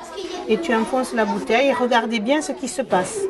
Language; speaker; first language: French; native; French